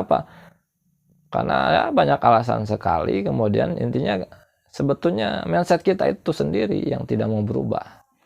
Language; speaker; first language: Indonesian; non-native, local second language; Sundanese